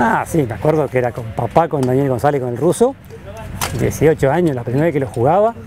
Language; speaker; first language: Spanish; native; Spanish